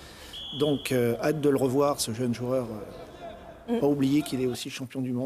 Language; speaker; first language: French; native; French